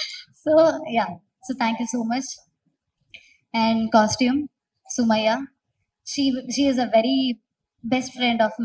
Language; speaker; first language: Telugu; non-native, learner; Malayalam